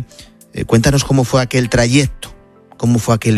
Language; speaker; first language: Spanish; native; Spanish